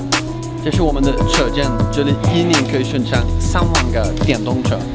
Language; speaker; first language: Chinese; non-native, fluent; Swedish